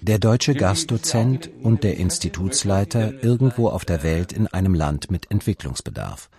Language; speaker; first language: German; native; German